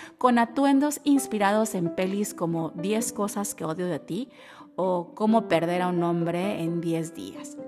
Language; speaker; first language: Spanish; native; Spanish